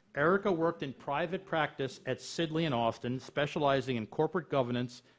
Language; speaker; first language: English; native; English